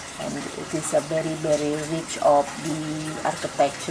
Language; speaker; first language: English; non-native, local second language; Indonesian